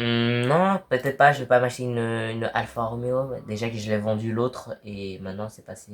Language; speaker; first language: French; native; French